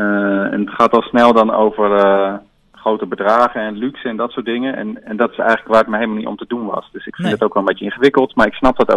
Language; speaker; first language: Dutch; native; Dutch